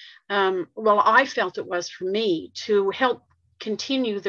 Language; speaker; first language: English; native; English